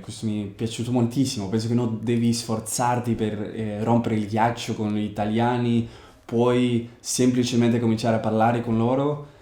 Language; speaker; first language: Italian; non-native, fluent; Spanish